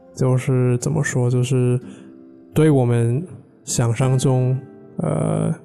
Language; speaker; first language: Chinese; non-native, fluent; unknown